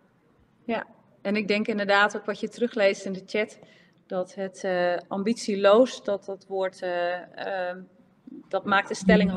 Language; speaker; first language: Dutch; native; Dutch